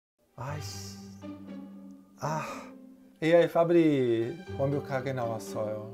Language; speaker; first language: Korean; non-native, learner; Italian